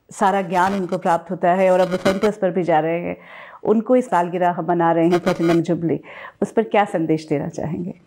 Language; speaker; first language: Hindi; native; Hindi